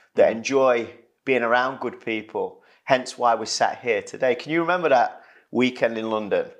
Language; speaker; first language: English; native; English